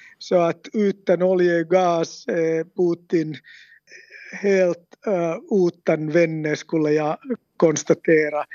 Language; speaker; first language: Swedish; non-native, local second language; Finnish